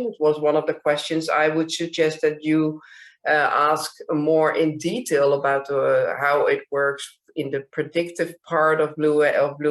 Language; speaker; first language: English; non-native, fluent; Dutch